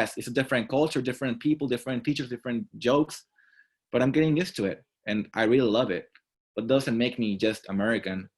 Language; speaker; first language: English; non-native, fluent; Spanish